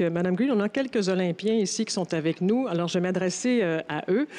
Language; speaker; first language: French; native; French